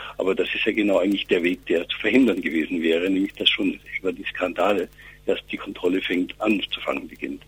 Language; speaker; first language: German; native; German